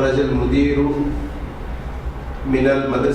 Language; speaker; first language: Arabic; non-native, learner; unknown